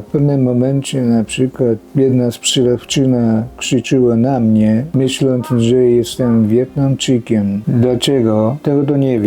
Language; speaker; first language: Polish; non-native, fluent; Japanese